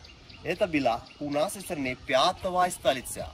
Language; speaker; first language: Russian; non-native, learner; Sinhala